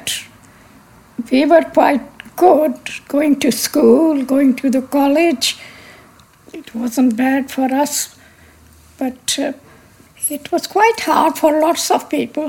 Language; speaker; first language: English; non-native, local second language; Punjabi